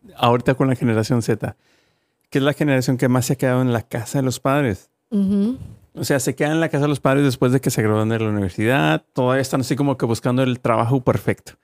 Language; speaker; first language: Spanish; native; Spanish